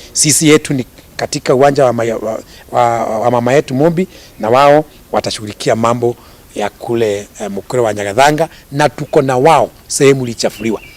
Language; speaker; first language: Swahili; non-native, local second language; Kikuyu